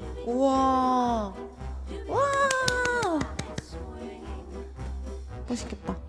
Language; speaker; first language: Chinese; non-native, fluent; Korean